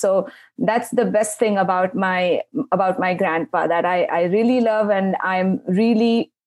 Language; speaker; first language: English; non-native, local second language; Marathi